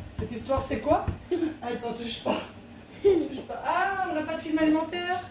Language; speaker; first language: French; native; French